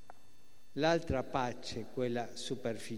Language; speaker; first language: Italian; non-native, fluent; Spanish